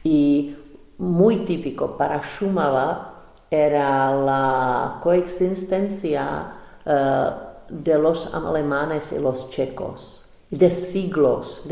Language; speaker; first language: Spanish; non-native, fluent; Czech